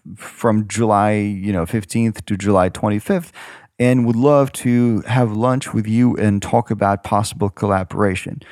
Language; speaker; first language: English; non-native, fluent; Ukrainian